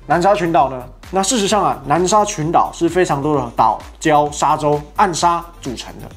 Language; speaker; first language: Chinese; native; Chinese